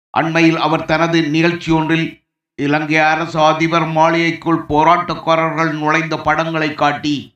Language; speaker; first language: Tamil; native; Tamil